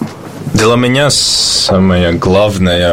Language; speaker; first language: Russian; non-native, learner; Latvian